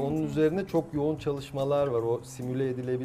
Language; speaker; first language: Turkish; native; Turkish